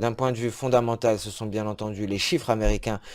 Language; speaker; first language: French; native; French